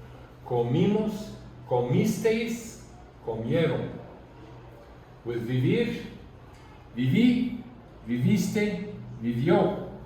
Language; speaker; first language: Spanish; non-native, learner; English